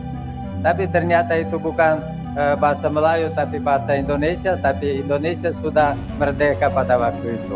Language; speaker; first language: Indonesian; non-native, fluent; Russian